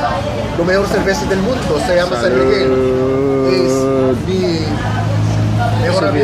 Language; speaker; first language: Spanish; non-native, fluent; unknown